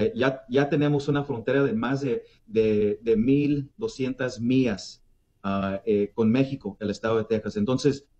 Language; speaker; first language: Spanish; early bilingual, heritage; Spanish